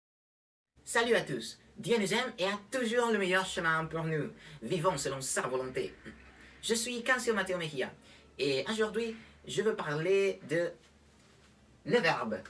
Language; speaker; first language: French; non-native, learner; Spanish